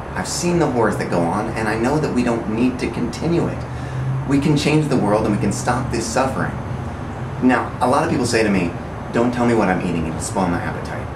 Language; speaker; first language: English; native; English